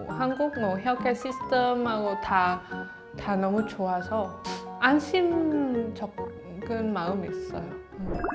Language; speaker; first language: Korean; non-native, learner; Vietnamese